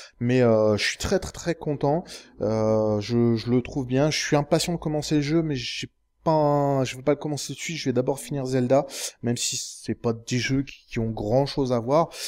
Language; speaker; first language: French; native; French